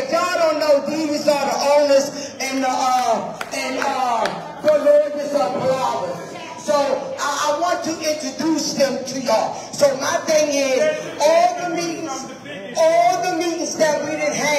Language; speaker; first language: English; native; English